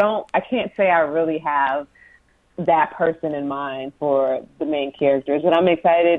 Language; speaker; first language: English; native; English